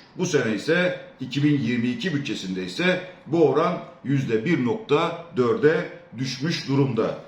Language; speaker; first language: Turkish; native; Turkish